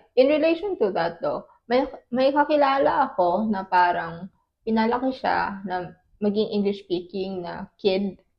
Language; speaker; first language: Filipino; non-native, local second language; Chavacano